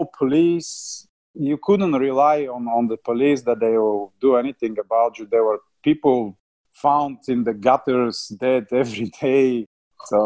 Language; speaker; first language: English; non-native, fluent; Bulgarian